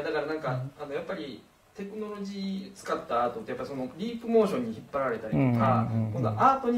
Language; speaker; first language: Japanese; native; Japanese